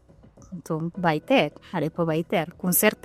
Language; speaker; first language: Portuguese; non-native, fluent; Spanish